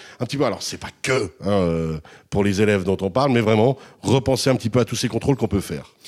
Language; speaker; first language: French; native; French